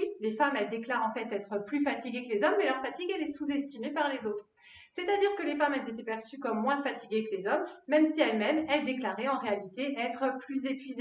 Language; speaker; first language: French; native; French